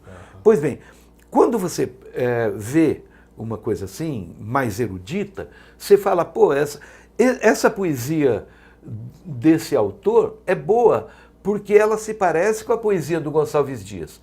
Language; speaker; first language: Portuguese; native; Portuguese